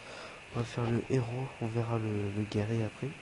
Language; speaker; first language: French; native; French